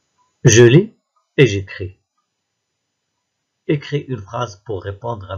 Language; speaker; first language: French; non-native, local second language; Arabic